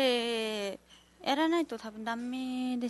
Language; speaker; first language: Japanese; non-native, learner; Nepali